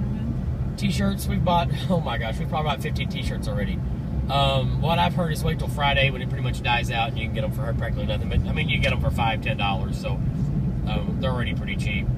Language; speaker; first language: English; native; English